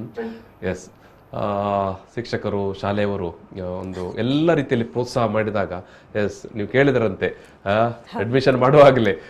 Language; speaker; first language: Kannada; native; Kannada